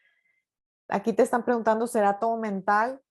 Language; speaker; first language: Spanish; native; Spanish